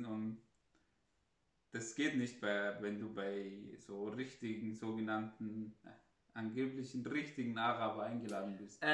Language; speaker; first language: German; non-native, fluent; Arabic